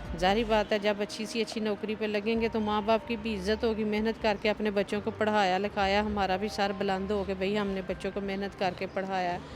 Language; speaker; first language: Urdu; non-native, local second language; Punjabi